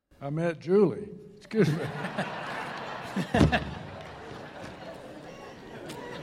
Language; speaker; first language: English; native; English